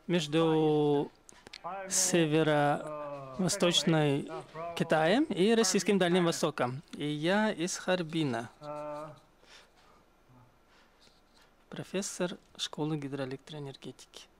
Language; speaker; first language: Russian; non-native, fluent; Chinese